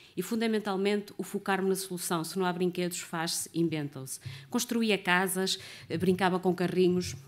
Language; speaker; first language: Portuguese; native; Portuguese